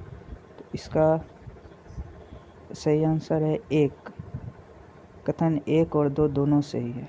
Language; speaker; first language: Hindi; native; Hindi